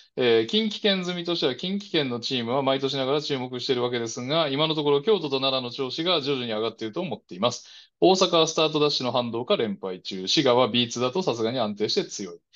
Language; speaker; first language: Japanese; native; Japanese